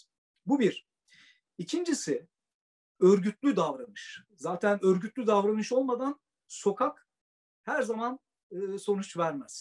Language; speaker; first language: Turkish; native; Turkish